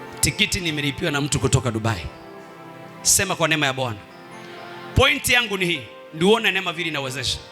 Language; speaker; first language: Swahili; non-native, local second language; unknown